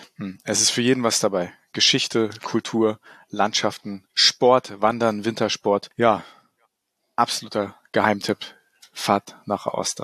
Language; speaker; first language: German; native; German